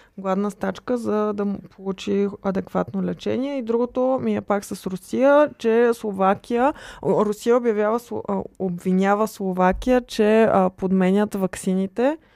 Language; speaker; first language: Bulgarian; native; Bulgarian